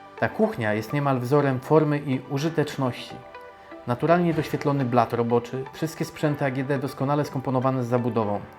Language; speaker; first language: Polish; native; Polish